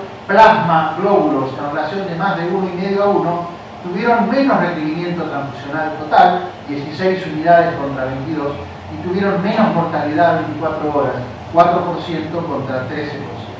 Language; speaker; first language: Spanish; native; Spanish